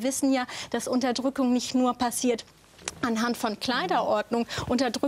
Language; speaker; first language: German; early bilingual, other home language; Turkish